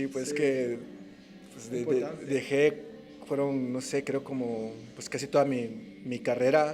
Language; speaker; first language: Spanish; native; Spanish